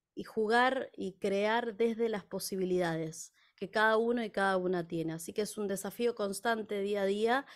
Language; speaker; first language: Spanish; native; Spanish